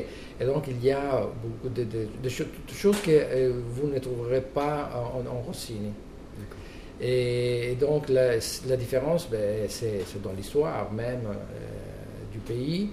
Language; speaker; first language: French; non-native, fluent; Italian